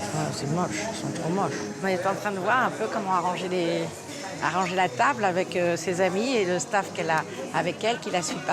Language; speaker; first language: French; native; French